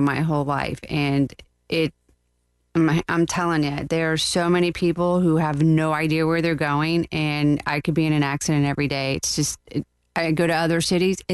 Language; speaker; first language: English; native; English